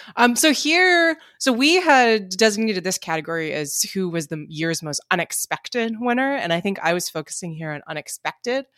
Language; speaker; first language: English; native; English